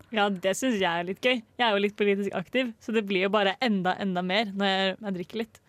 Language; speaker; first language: Norwegian; native; Norwegian